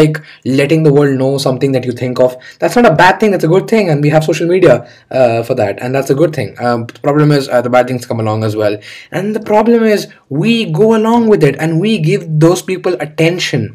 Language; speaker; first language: English; non-native, local second language; Hindi